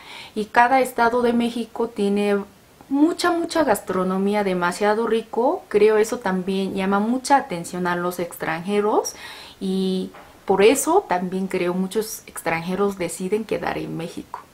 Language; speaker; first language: Spanish; non-native, learner; Korean